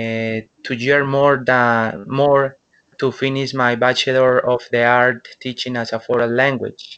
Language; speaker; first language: English; non-native, learner; Spanish